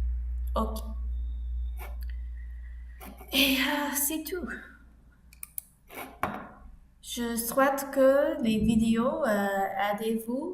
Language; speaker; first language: French; non-native, learner; English